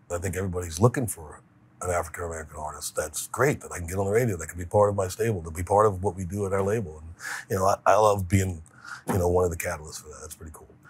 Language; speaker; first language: English; native; English